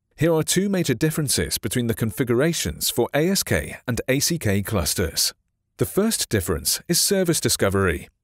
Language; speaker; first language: English; non-native, fluent; Chinese